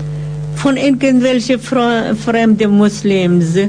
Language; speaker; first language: German; non-native, fluent; Persian